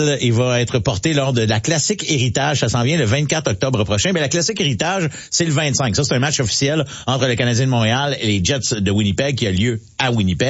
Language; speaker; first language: French; native; French